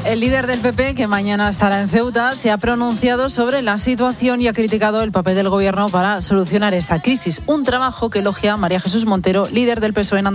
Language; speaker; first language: Spanish; native; Spanish